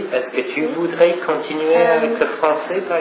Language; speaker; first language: French; non-native, fluent; English